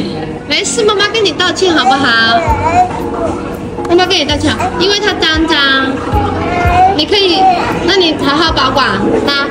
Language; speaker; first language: Chinese; native; Chinese